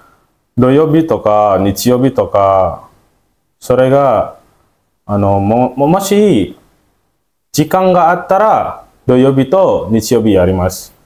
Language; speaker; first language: Japanese; non-native, learner; Indonesian